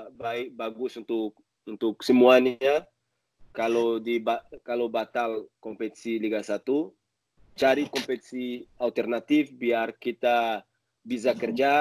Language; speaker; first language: Indonesian; non-native, learner; Portuguese